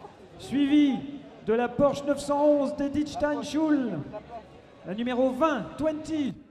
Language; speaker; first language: French; native; French